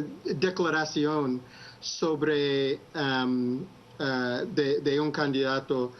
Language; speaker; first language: Spanish; non-native, fluent; English